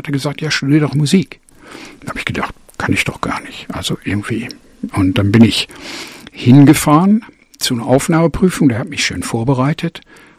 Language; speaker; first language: German; native; German